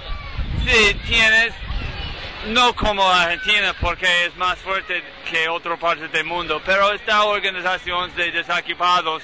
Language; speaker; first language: Spanish; non-native, learner; English